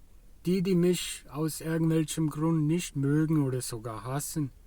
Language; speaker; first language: German; non-native, fluent; English